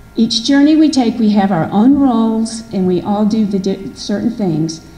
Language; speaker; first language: English; native; English